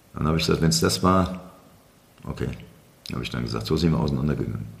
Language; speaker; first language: German; native; German